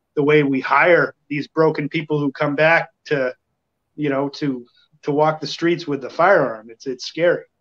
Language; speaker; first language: English; native; English